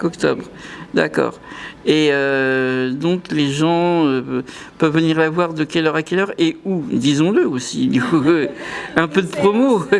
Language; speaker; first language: French; native; French